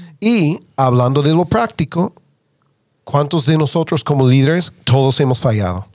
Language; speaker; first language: Spanish; non-native, fluent; English